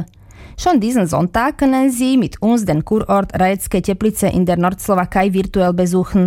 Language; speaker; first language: German; native; German